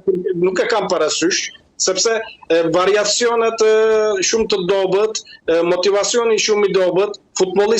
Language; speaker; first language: Albanian; early bilingual, heritage; Albanian